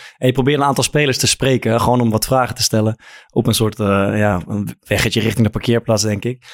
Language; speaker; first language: Dutch; native; Dutch